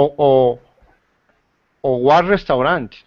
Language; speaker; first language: English; non-native, learner; Spanish